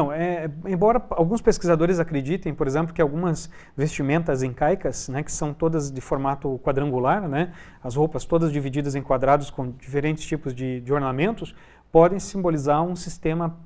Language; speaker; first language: Portuguese; native; Portuguese